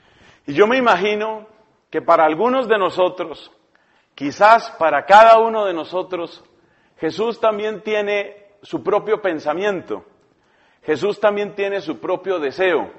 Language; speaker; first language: Spanish; native; Spanish